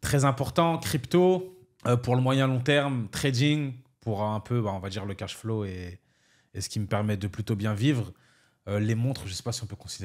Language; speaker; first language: French; native; French